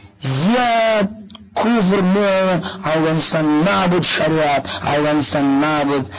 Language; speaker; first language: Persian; non-native, learner; Russian